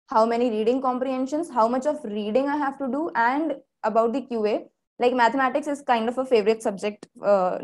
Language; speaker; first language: English; non-native, local second language; Hindi